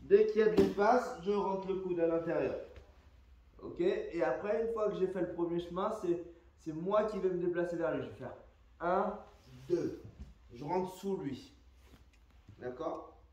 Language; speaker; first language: French; native; French